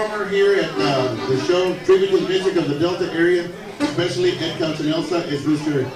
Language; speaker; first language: English; early bilingual, other home language; Spanish